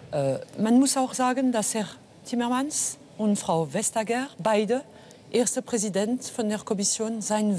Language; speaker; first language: German; non-native, fluent; French